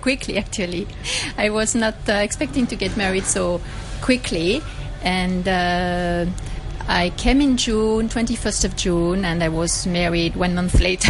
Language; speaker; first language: English; non-native, fluent; French